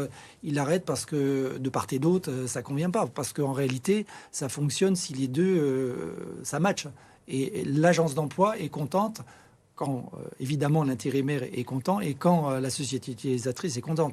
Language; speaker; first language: French; native; French